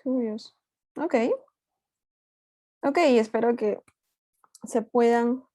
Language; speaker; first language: Spanish; native; Spanish